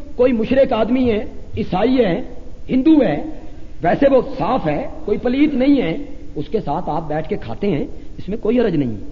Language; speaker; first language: Urdu; non-native, local second language; Punjabi